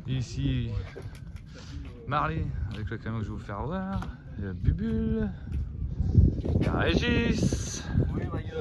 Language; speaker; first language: French; native; French